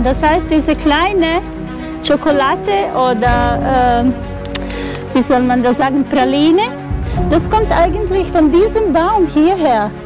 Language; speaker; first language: German; non-native, fluent; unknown